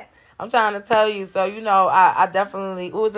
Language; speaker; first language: English; early bilingual, other home language; Spanish